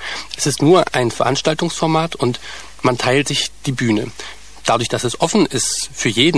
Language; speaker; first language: German; native; German